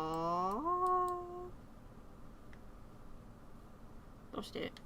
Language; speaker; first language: Japanese; non-native, learner; English